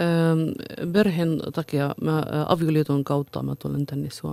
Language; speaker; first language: Finnish; non-native, fluent; Arabic